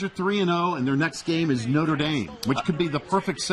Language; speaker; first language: English; native; English